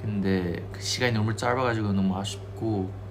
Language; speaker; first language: Korean; non-native, fluent; Chinese